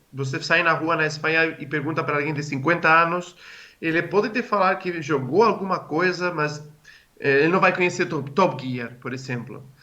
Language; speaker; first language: Portuguese; non-native, fluent; Spanish